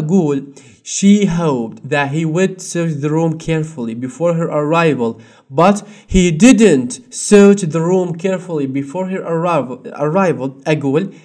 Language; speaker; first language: English; non-native, fluent; Arabic